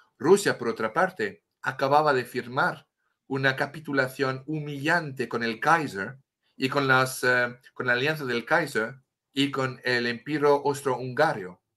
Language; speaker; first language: Spanish; non-native, fluent; French